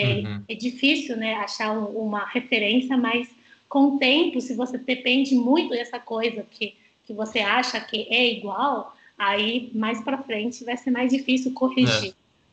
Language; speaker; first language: Portuguese; non-native, fluent; Chinese